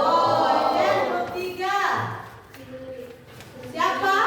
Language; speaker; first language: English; non-native, learner; Indonesian